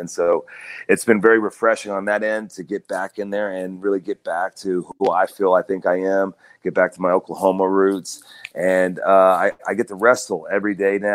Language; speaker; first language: English; native; English